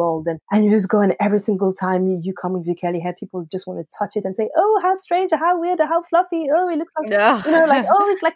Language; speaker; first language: English; non-native, fluent; French